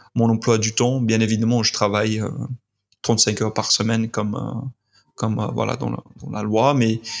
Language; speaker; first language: French; non-native, fluent; English